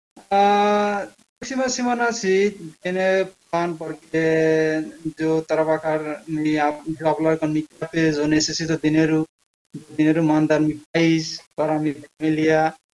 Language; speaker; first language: Spanish; non-native, learner; Bangla